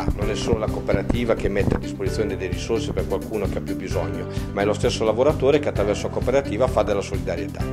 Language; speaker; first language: Italian; native; Italian